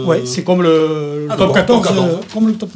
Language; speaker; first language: French; native; French